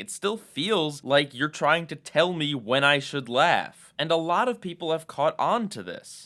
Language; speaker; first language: English; native; English